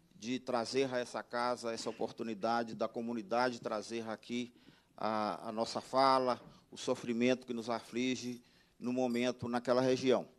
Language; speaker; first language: Portuguese; native; Portuguese